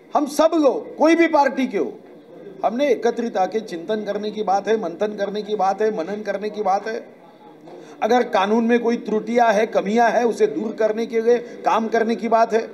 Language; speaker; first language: Hindi; non-native, local second language; Marathi